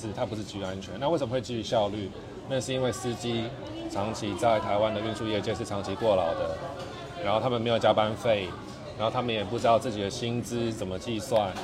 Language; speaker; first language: Chinese; native; Chinese